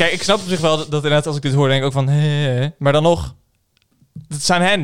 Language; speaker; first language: Dutch; native; Dutch